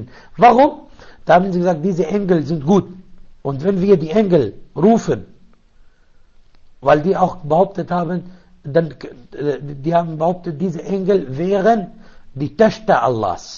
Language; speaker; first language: German; non-native, fluent; Arabic